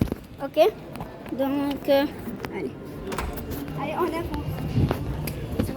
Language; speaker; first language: French; non-native, learner; Arabic